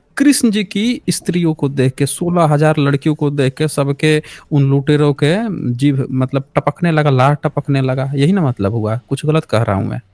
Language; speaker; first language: Hindi; native; Hindi